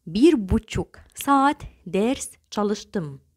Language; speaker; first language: Turkish; non-native, fluent; Arabic